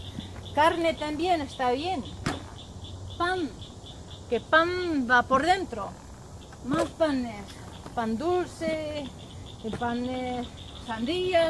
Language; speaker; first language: Spanish; non-native, learner; English